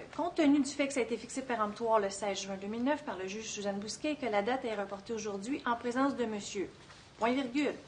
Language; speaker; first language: French; native; French